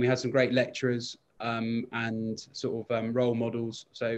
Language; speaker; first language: English; native; English